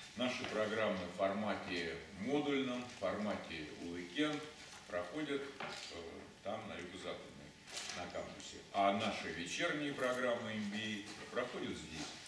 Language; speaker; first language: Russian; native; Russian